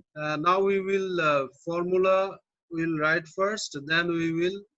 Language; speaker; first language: English; non-native, local second language; Bangla